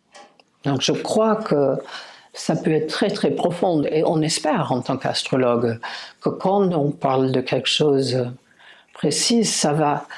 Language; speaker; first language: French; non-native, fluent; English